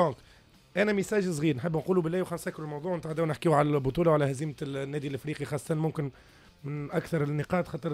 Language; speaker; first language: Arabic; native; Arabic